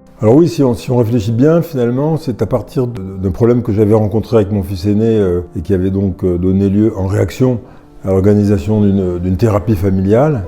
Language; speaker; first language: French; native; French